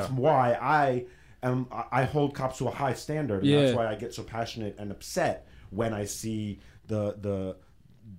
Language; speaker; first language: English; native; English